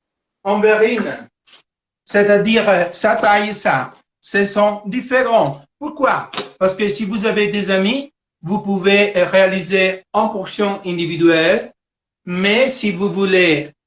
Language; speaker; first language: French; non-native, fluent; Italian